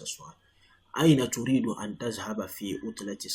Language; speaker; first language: Arabic; non-native, fluent; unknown